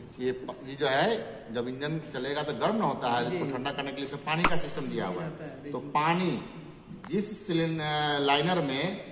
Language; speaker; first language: Hindi; native; Hindi